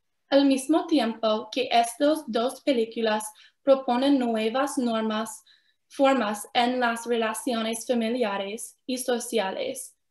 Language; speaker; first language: Spanish; non-native, fluent; English